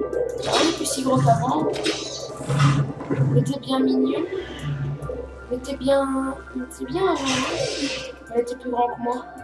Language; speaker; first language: French; native; French